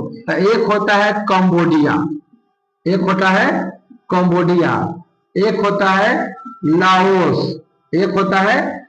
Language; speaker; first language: Hindi; non-native, local second language; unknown